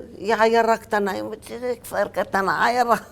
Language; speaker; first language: Hebrew; early bilingual, other home language; Arabic